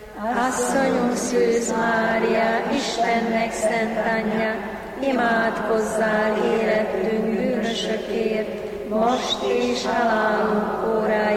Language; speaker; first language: Hungarian; native; Hungarian